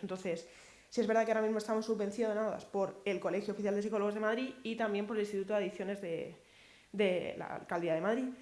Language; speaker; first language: Spanish; native; Spanish